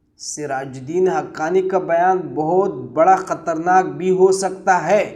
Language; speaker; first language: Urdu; non-native, learner; Pashto